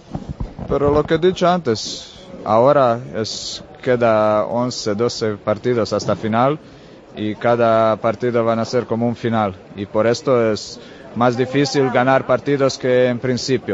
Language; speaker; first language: Spanish; non-native, fluent; Croatian